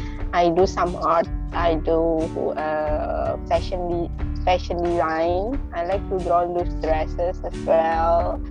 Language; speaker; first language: English; non-native, local second language; Indonesian